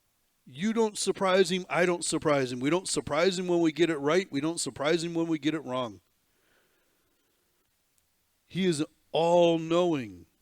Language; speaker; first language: English; native; English